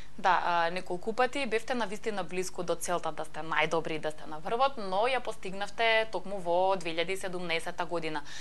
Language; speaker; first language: Macedonian; native; Macedonian